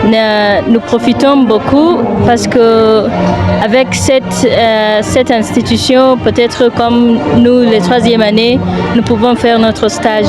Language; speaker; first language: French; non-native, fluent; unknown